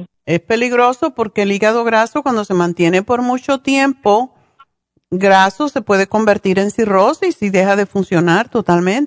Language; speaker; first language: Spanish; native; Spanish